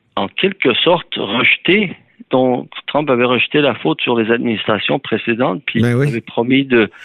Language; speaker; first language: French; early bilingual, other home language; Persian